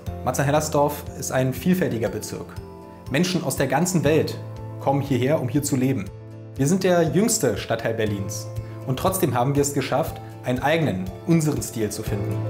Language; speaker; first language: German; early bilingual, other home language; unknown